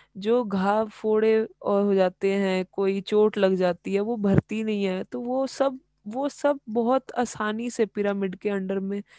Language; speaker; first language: Hindi; native; Hindi